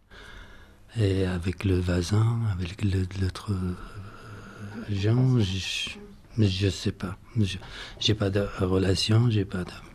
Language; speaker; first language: French; non-native, learner; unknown